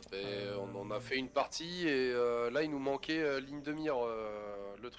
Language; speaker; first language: French; native; French